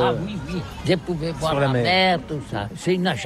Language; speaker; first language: French; non-native, local second language; Catalan